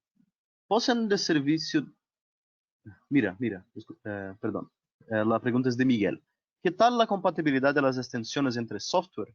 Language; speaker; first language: Spanish; non-native, local second language; Portuguese